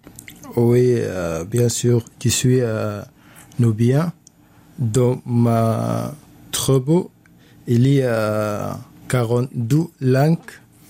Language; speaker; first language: French; non-native, learner; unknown